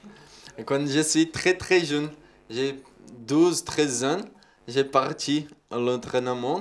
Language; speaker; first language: French; non-native, learner; Portuguese